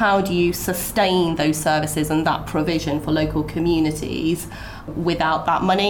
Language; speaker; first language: English; native; English